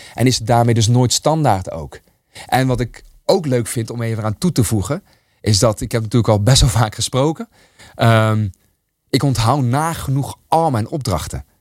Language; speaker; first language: Dutch; early bilingual, other home language; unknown